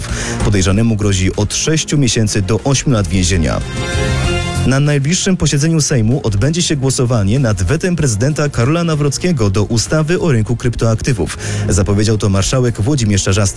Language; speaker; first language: Polish; native; Polish